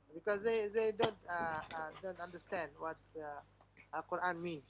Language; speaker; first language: English; non-native, learner; Malay